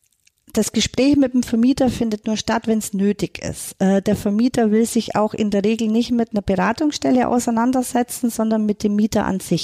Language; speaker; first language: German; native; German